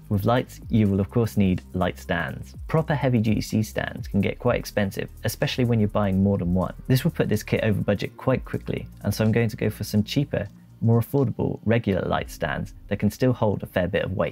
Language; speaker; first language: English; native; English